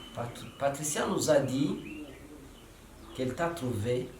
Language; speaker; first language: French; non-native, local second language; Swahili